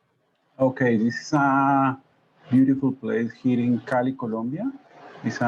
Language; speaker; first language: English; non-native, learner; Spanish